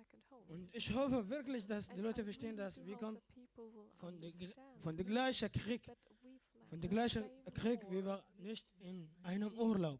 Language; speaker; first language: German; non-native, learner; Arabic